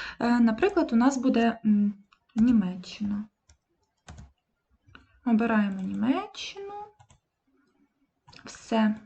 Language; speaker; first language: Ukrainian; native; Ukrainian